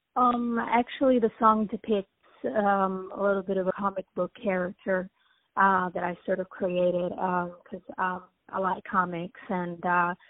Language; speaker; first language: English; early bilingual, other home language; Italian